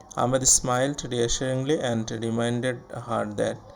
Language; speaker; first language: English; non-native, local second language; Bangla